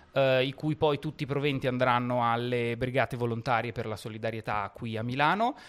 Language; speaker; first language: Italian; native; Italian